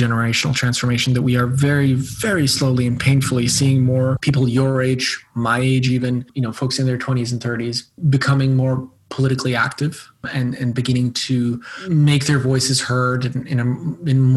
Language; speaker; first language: English; non-native, fluent; Bosnian